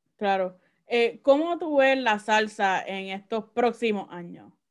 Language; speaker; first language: Spanish; native; Spanish